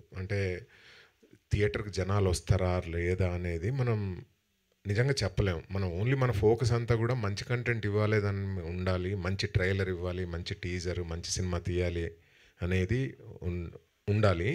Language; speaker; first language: Telugu; native; Telugu